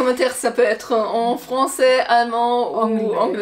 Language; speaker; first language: French; non-native, learner; German